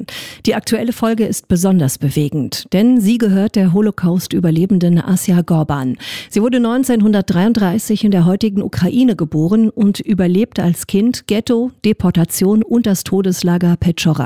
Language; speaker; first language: German; native; German